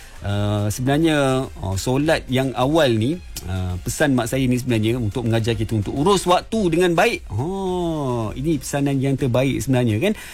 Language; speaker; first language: Malay; native; Malay